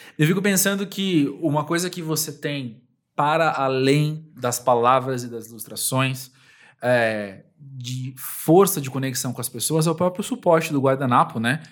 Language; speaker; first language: Portuguese; native; Portuguese